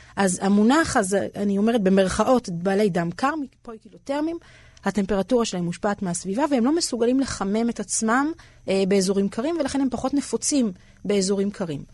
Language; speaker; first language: Hebrew; native; Hebrew